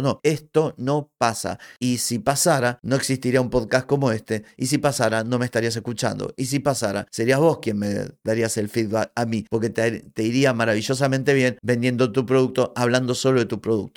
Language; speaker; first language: Spanish; native; Spanish